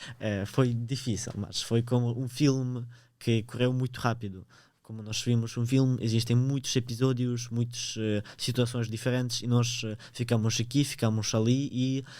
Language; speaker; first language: Portuguese; early bilingual, other home language; Ukrainian